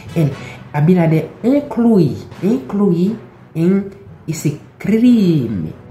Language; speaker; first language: Spanish; non-native, local second language; Haitian Creole